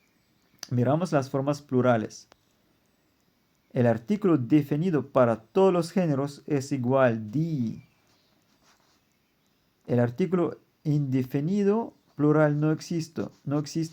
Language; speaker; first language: Spanish; non-native, fluent; German